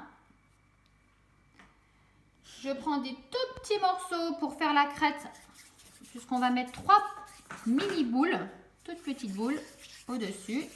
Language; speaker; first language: French; native; French